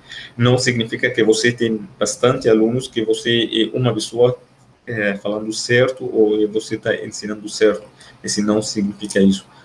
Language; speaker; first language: Portuguese; non-native, fluent; Arabic